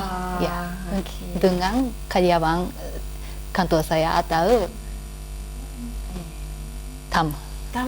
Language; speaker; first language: Indonesian; non-native, learner; Japanese